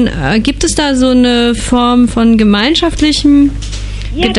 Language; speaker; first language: German; native; German